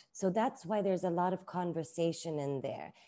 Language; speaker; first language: English; native; English